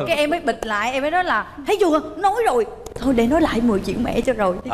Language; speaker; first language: Vietnamese; native; Vietnamese